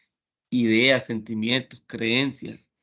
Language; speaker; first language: Spanish; native; Spanish